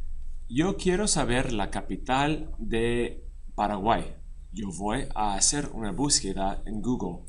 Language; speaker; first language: Spanish; non-native, fluent; English